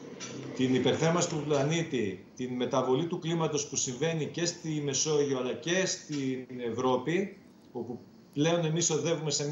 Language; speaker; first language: Greek; native; Greek